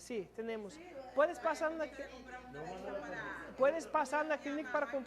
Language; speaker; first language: Spanish; non-native, learner; English